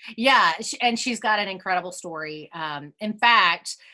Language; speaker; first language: English; native; English